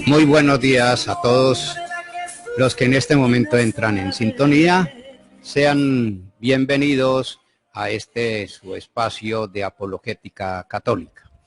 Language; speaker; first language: Spanish; native; Spanish